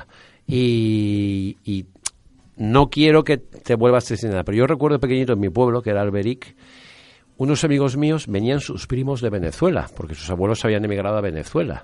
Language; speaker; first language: Spanish; native; Spanish